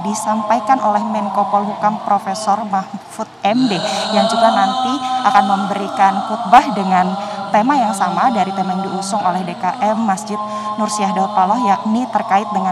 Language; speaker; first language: Indonesian; native; Indonesian